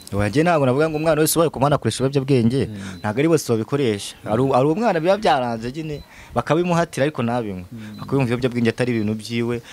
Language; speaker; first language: Kinyarwanda; native; Kinyarwanda